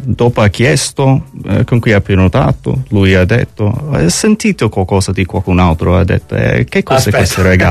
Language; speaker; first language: Italian; non-native, learner; English